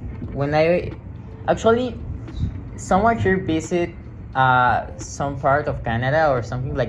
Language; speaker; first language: English; non-native, learner; Spanish